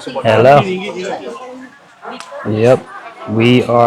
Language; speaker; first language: English; native; English